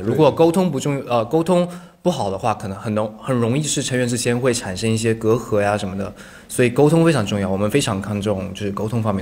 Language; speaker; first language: Chinese; native; Chinese